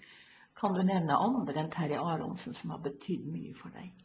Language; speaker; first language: Norwegian; native; Norwegian